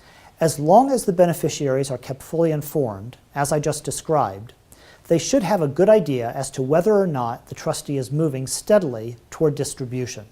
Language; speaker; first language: English; native; English